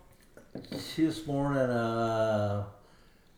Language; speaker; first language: English; non-native, fluent; Spanish